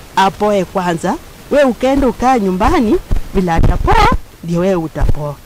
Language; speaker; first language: Swahili; non-native, local second language; Luyia